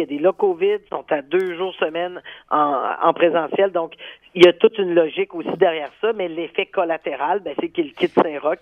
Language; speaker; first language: French; native; French